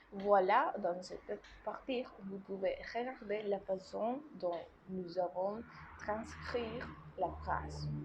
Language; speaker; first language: French; non-native, learner; Spanish